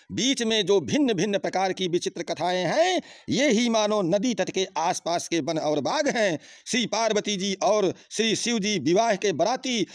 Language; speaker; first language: Hindi; native; Hindi